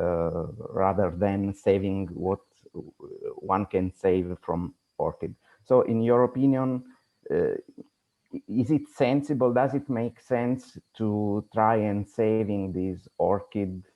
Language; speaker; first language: English; non-native, fluent; Italian